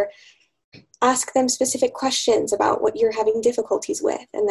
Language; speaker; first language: English; native; English